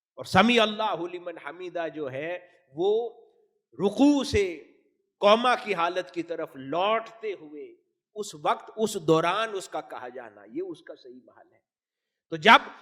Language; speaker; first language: Urdu; native; Urdu